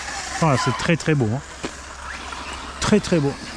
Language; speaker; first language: French; native; French